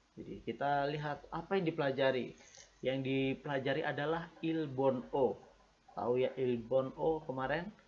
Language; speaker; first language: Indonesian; native; Indonesian